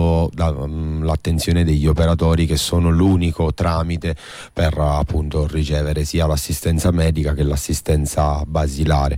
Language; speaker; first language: Italian; native; Italian